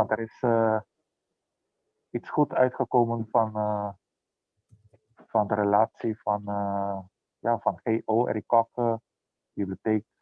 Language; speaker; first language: Dutch; non-native, local second language; Papiamento